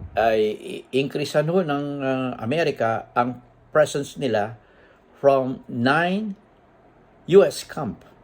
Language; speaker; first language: Filipino; native; Filipino